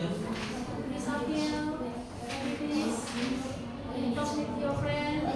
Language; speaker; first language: English; non-native, learner; Indonesian